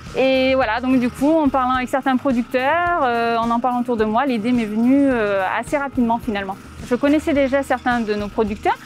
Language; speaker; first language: French; native; French